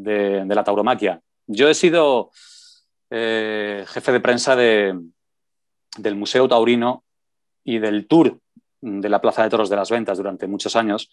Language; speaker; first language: Spanish; native; Spanish